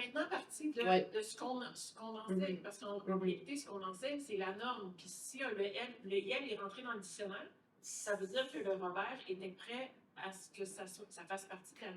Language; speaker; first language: French; native; French